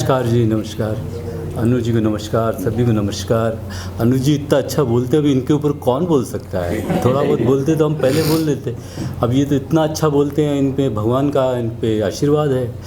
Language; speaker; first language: Hindi; native; Hindi